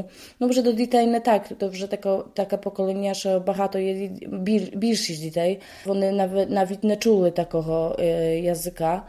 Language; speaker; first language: Polish; non-native, local second language; Ukrainian